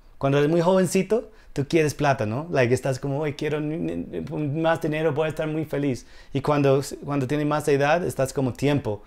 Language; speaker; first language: Spanish; non-native, fluent; English